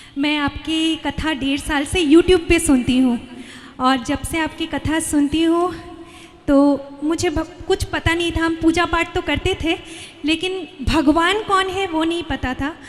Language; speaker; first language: Hindi; non-native, local second language; Bangla